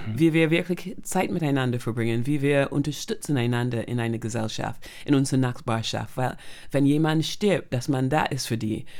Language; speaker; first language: German; non-native, fluent; English